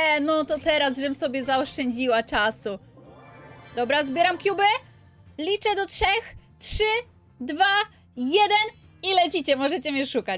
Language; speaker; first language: Polish; native; Polish